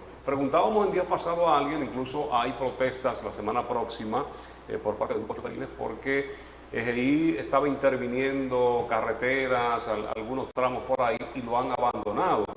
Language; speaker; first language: Spanish; native; Spanish